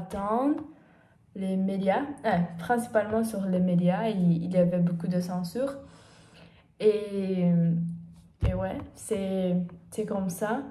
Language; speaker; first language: French; non-native, learner; Portuguese